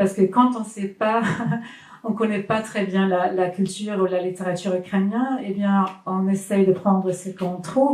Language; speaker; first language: French; non-native, fluent; Swedish